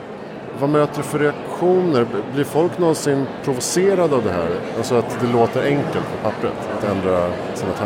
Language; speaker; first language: Swedish; native; Swedish